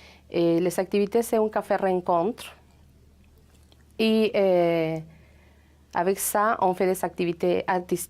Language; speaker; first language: French; non-native, fluent; Spanish